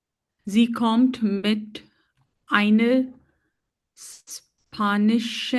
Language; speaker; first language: German; non-native, learner; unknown